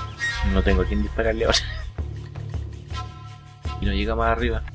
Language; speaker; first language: Spanish; native; Spanish